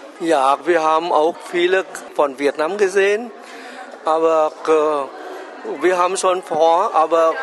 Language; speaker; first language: German; non-native, fluent; Vietnamese